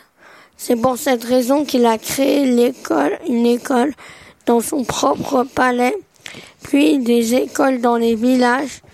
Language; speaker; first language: French; native; French